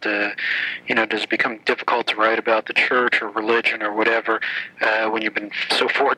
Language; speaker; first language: English; native; English